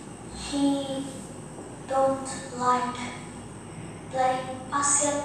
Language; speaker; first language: English; non-native, learner; Vietnamese